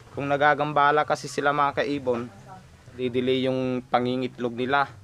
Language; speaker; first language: Filipino; native; Filipino